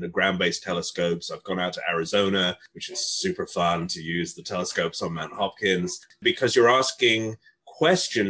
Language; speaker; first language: English; native; English